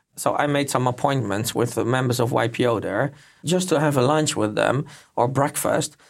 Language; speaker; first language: English; non-native, fluent; Polish